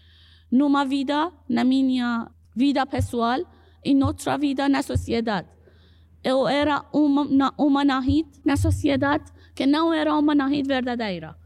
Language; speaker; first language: Portuguese; non-native, fluent; Persian